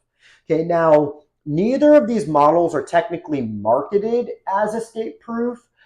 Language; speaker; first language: English; native; English